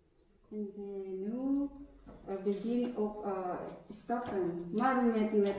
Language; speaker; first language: Dutch; non-native, learner; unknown